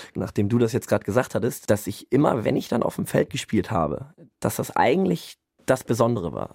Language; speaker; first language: German; native; German